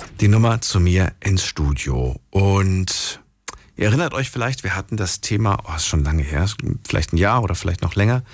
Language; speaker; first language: German; native; German